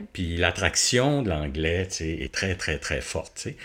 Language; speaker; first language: French; native; French